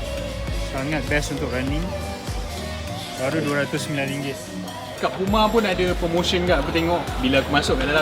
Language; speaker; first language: Malay; native; Malay